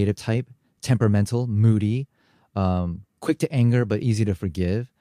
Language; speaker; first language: English; early bilingual, other home language; Korean